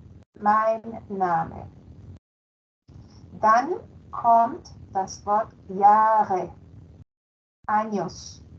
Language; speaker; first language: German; non-native, fluent; Spanish